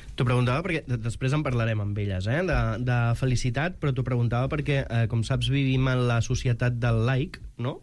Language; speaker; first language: Catalan; native; Catalan